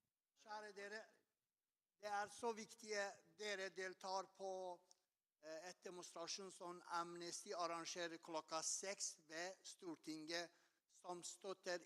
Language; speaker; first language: Norwegian; non-native, learner; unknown